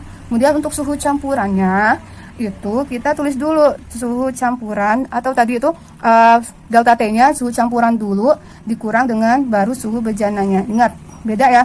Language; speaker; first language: Indonesian; native; Indonesian